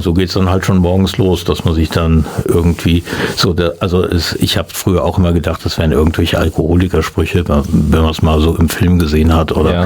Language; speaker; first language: German; native; German